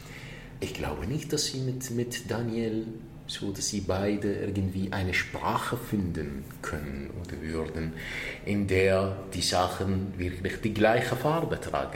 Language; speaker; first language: German; non-native, fluent; Arabic